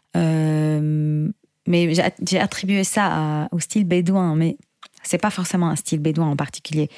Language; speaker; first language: French; non-native, fluent; Arabic